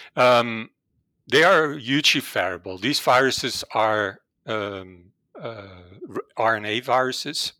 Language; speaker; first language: English; non-native, fluent; Dutch